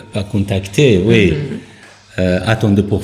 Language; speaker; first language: French; non-native, learner; Persian